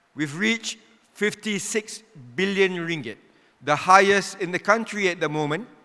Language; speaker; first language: English; non-native, local second language; Malay